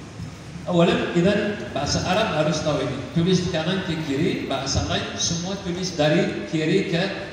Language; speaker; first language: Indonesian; non-native, learner; Arabic